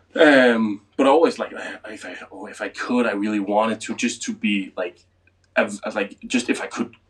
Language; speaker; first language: English; non-native, fluent; Danish